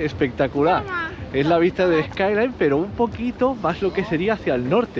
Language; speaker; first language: Spanish; native; Spanish